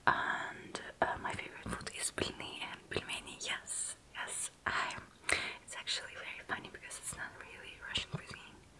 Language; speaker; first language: English; non-native, fluent; Russian